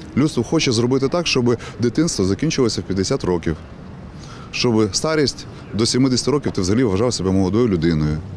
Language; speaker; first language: Ukrainian; native; Ukrainian